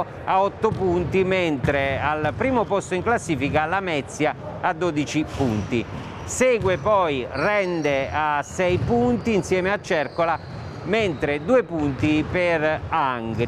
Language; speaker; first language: Italian; native; Italian